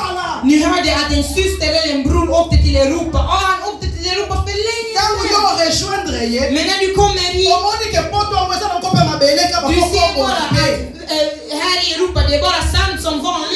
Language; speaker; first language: Swedish; non-native, learner; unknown